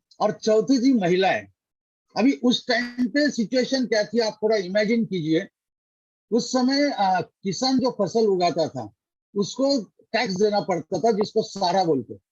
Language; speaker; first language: Hindi; non-native, local second language; Marathi